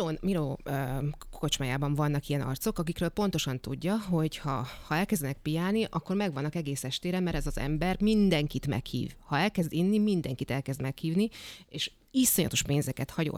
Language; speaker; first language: Hungarian; native; Hungarian